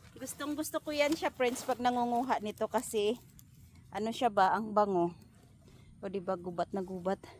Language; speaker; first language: Filipino; non-native, local second language; Masbatenyo